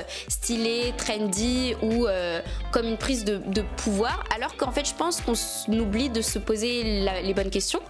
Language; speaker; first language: French; native; French